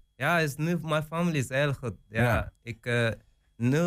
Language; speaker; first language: Dutch; non-native, learner; Persian